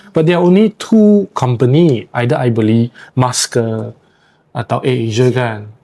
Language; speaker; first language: English; non-native, local second language; Malay